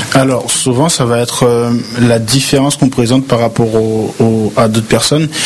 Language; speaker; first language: French; early bilingual, other home language; Haitian Creole